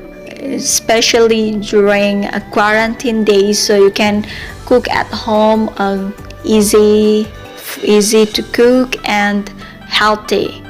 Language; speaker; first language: English; non-native, fluent; Indonesian